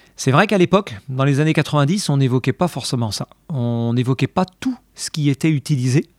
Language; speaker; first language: French; native; French